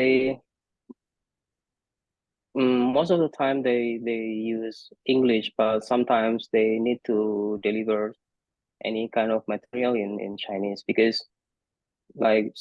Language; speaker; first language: English; non-native, fluent; Indonesian